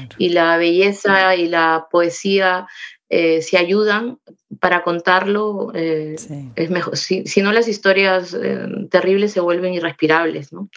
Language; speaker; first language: Spanish; native; Spanish